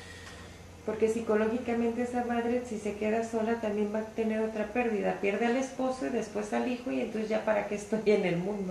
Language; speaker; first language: Spanish; native; Spanish